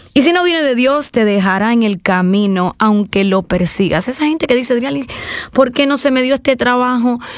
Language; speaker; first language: Spanish; native; Spanish